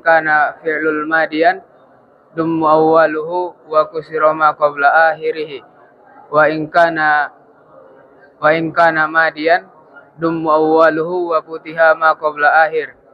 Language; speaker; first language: Arabic; non-native, fluent; Indonesian